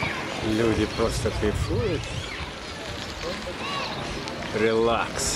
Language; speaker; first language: Russian; non-native, fluent; Lithuanian